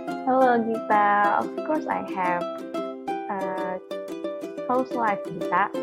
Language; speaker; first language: English; non-native, learner; Indonesian